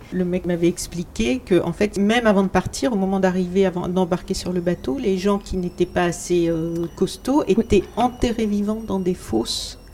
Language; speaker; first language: French; native; French